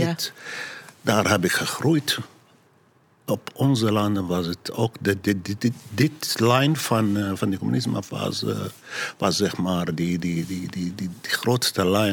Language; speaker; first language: Dutch; non-native, learner; Arabic